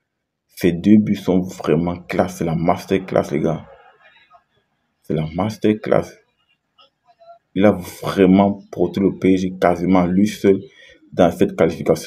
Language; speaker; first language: French; native; French